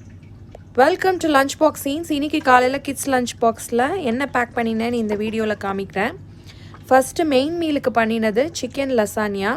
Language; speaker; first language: Tamil; native; Tamil